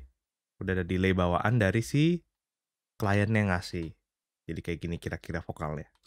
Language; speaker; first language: Indonesian; native; Indonesian